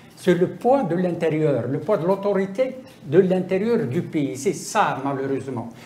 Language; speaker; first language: French; non-native, local second language; Arabic